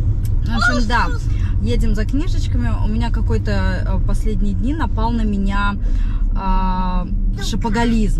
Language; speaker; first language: Russian; native; Russian